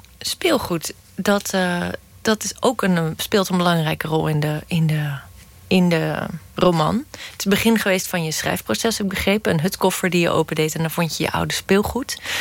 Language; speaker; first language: Dutch; native; Dutch